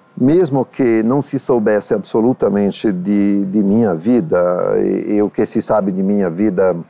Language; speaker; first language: Portuguese; non-native, fluent; Italian